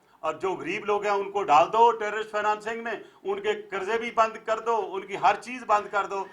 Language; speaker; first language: Urdu; native; Urdu